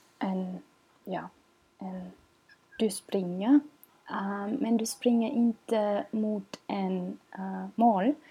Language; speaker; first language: Swedish; non-native, learner; German